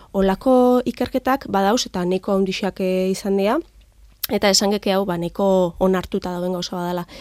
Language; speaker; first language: Basque; native; Basque